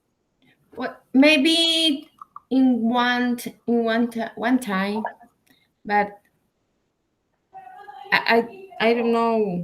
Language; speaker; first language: English; non-native, learner; Spanish